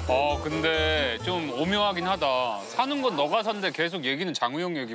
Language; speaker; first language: Korean; native; Korean